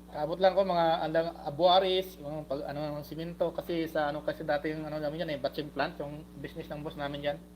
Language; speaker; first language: Filipino; non-native, local second language; Hiligaynon